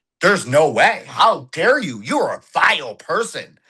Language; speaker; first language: English; native; English